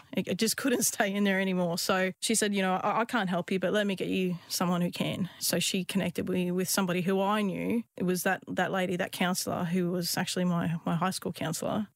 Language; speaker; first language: English; native; English